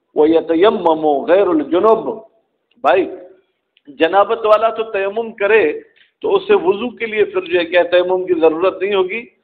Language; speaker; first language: Urdu; non-native, local second language; Sindhi